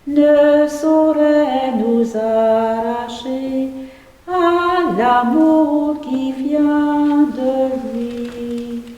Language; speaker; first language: French; native; French